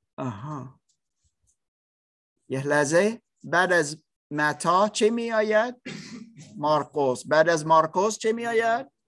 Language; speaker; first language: Persian; non-native, learner; English